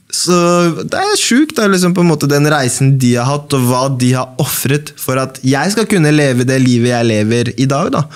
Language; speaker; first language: Norwegian; early bilingual, other home language; Baluchi